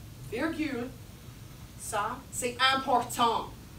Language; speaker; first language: French; non-native, fluent; English